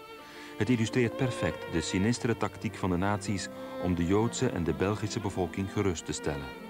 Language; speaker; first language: Dutch; native; Dutch